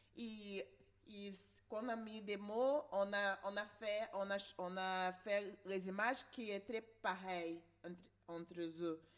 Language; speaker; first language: French; non-native, learner; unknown